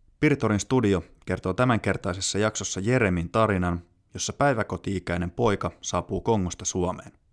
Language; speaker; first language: Finnish; native; Finnish